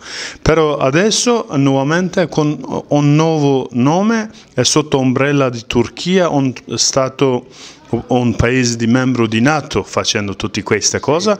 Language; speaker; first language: Italian; non-native, learner; Kurdish